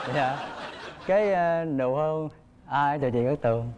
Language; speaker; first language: Vietnamese; native; Vietnamese